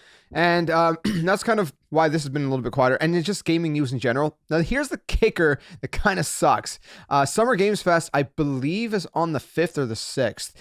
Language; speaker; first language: English; native; English